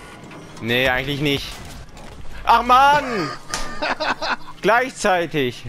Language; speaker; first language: German; native; German